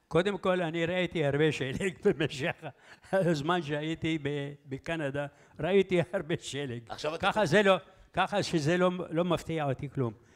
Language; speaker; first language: Hebrew; early bilingual, other home language; Arabic